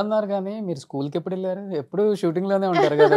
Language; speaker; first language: Telugu; native; Telugu